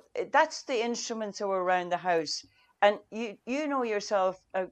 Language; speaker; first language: English; non-native, local second language; Irish